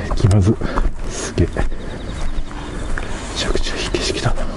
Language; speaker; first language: Japanese; native; Japanese